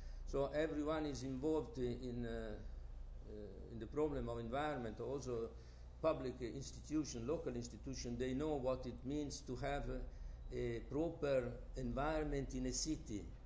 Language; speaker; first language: English; non-native, fluent; Italian